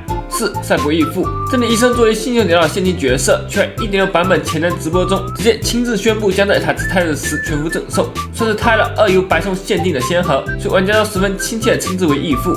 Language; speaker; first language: Chinese; native; Chinese